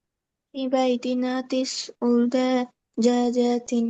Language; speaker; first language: Arabic; non-native, learner; Bangla